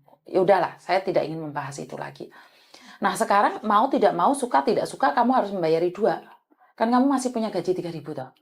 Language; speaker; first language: Malay; native; Malay